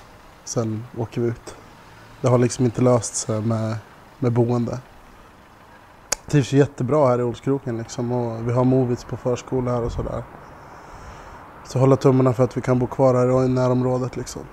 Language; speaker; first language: Swedish; native; Swedish